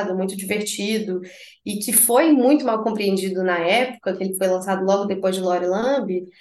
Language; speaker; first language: Portuguese; native; Portuguese